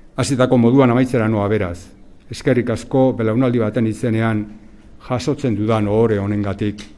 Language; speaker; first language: Basque; native; Basque